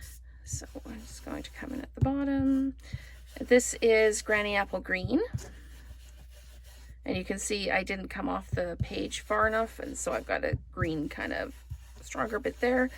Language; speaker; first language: English; native; English